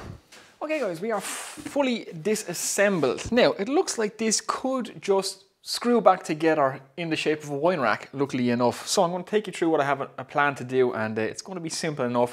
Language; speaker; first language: English; native; English